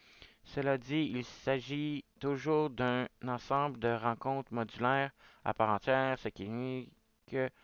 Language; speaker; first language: French; native; French